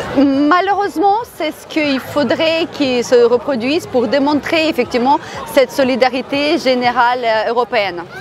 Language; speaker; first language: French; non-native, fluent; Ukrainian